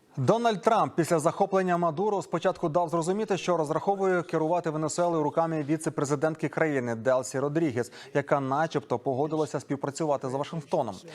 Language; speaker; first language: Ukrainian; native; Ukrainian